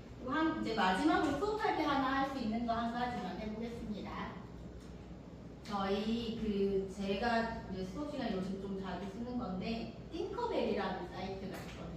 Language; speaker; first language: Korean; native; Korean